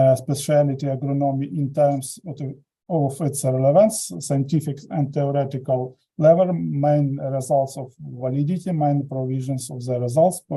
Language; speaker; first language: English; non-native, learner; Ukrainian